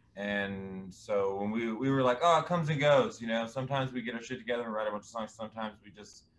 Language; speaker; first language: English; native; English